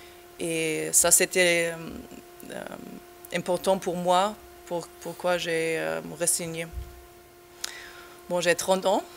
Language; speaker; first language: French; non-native, fluent; German